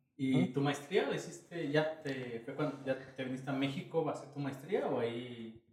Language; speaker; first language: Spanish; native; Spanish